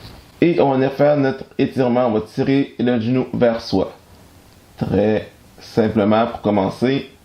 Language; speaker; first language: French; native; French